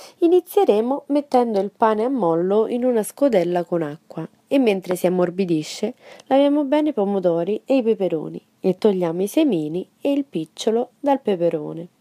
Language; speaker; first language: Italian; non-native, fluent; Spanish